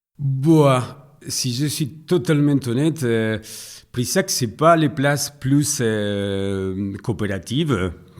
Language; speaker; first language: French; non-native, fluent; Spanish